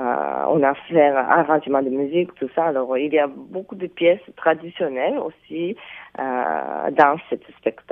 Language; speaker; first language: French; non-native, fluent; Japanese